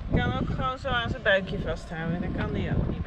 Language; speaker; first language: Dutch; native; Dutch